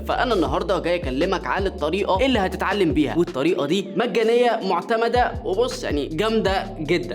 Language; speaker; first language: Arabic; native; Arabic